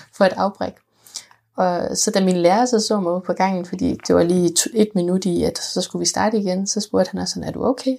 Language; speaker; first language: Danish; early bilingual, other home language; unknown